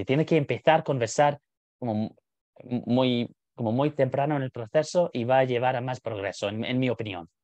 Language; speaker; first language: Spanish; non-native, fluent; English